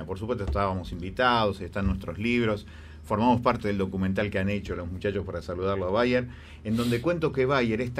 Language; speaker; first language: Spanish; native; Spanish